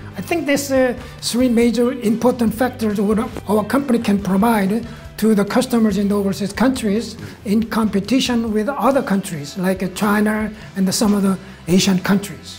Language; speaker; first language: English; non-native, fluent; Korean